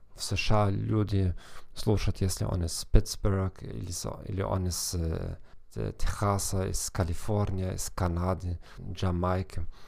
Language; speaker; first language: Russian; non-native, fluent; German